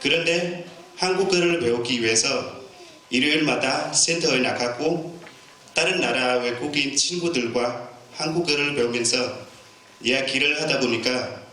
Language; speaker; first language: Korean; non-native, learner; Vietnamese